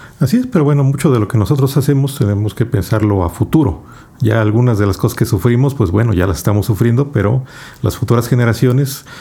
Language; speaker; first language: Spanish; native; Spanish